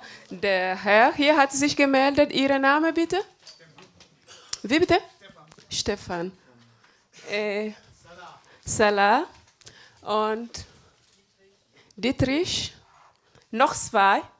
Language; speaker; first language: German; non-native, fluent; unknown